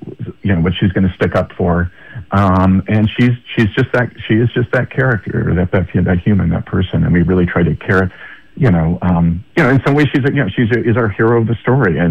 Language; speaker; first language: English; native; English